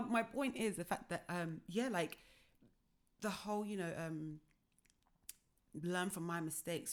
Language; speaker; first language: English; native; English